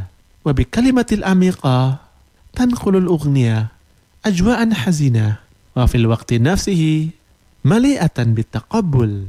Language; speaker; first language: Arabic; non-native, fluent; Indonesian